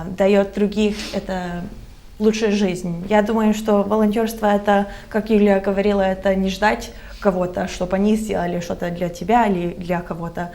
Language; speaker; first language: Russian; non-native, learner; English